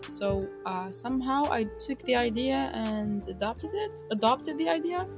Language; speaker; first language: English; non-native, fluent; Arabic